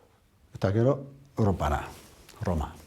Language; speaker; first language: Basque; non-native, learner; Arabic